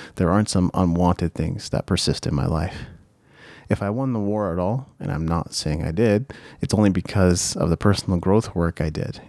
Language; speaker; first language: English; early bilingual, other home language; Japanese